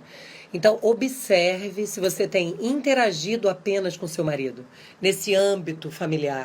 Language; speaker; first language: Portuguese; native; Portuguese